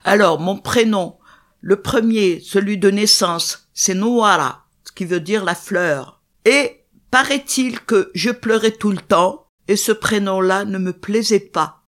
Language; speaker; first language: French; non-native, local second language; Kabyle